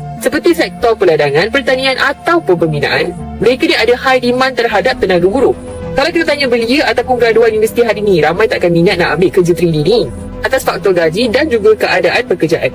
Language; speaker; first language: Malay; native; Malay